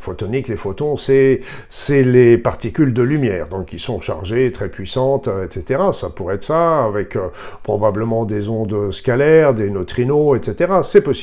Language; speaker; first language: French; native; French